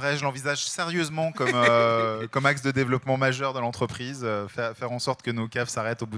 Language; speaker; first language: French; native; French